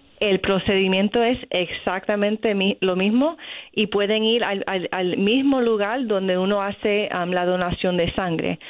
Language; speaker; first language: Spanish; early bilingual, other home language; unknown